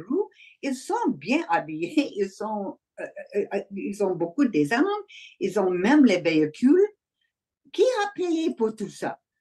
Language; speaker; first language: French; non-native, learner; English